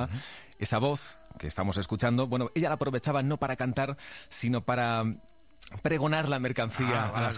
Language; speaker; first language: Spanish; native; Spanish